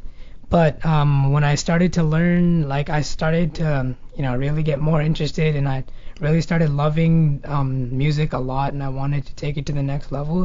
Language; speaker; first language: English; early bilingual, other home language; Telugu